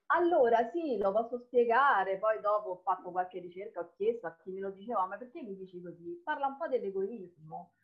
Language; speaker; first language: Italian; non-native, local second language; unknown